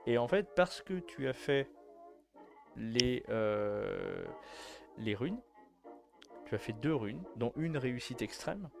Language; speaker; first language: French; native; French